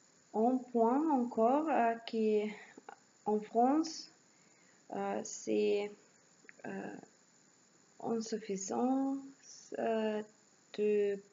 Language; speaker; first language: French; non-native, learner; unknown